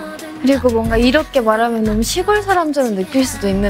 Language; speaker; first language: Korean; non-native, fluent; Japanese